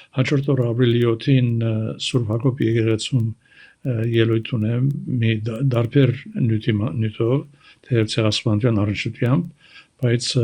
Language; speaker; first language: Armenian; early bilingual, heritage; Armenian